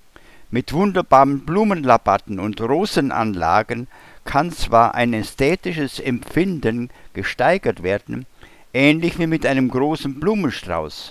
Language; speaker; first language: German; native; German